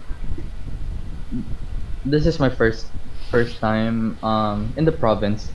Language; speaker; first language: English; non-native, local second language; Filipino